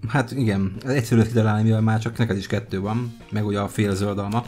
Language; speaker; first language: Hungarian; native; Hungarian